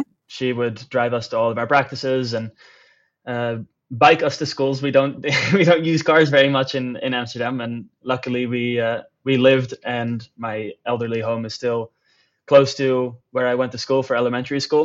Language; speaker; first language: English; non-native, fluent; Dutch